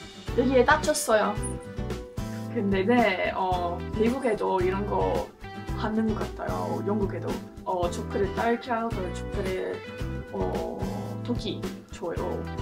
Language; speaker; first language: Korean; non-native, learner; English